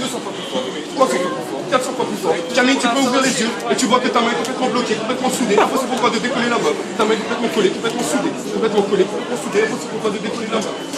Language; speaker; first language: French; native; French